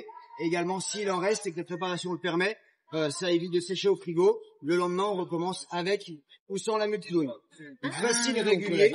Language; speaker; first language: French; native; French